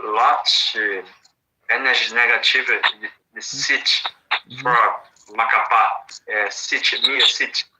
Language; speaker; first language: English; non-native, learner; Portuguese